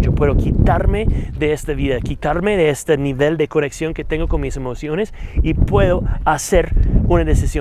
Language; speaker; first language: Spanish; non-native, fluent; English